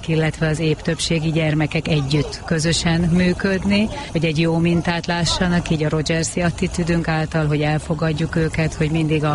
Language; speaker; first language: Hungarian; native; Hungarian